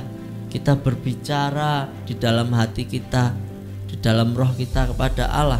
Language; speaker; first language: Indonesian; native; Indonesian